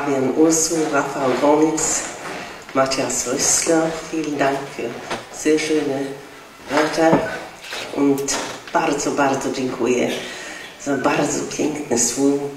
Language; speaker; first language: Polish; non-native, fluent; Norwegian